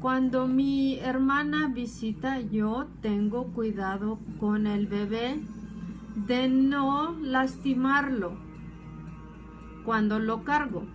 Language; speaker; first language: Spanish; non-native, fluent; English